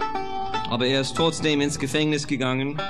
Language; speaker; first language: German; non-native, fluent; English